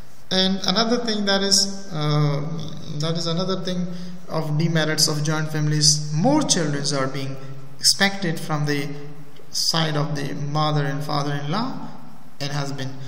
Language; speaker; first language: English; non-native, fluent; Persian